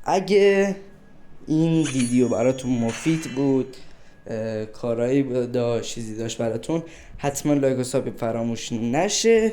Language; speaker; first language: Persian; native; Persian